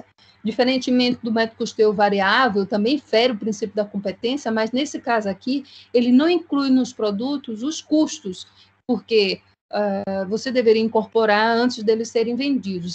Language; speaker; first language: Portuguese; native; Portuguese